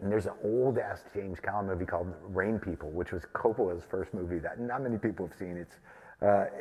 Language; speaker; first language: English; native; English